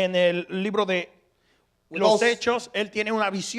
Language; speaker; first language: Spanish; early bilingual, heritage; Spanish